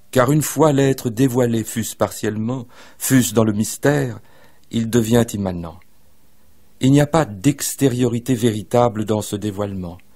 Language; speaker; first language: French; native; French